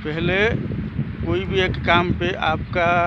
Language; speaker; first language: Hindi; non-native, local second language; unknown